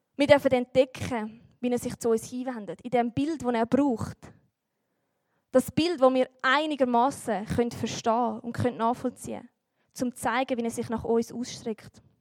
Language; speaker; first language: German; native; German